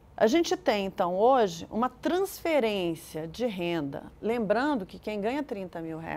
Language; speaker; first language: Portuguese; native; Portuguese